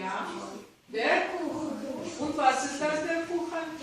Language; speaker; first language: German; non-native, fluent; Russian